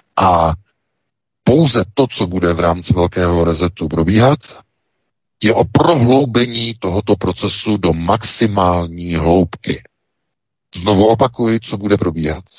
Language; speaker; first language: Czech; native; Czech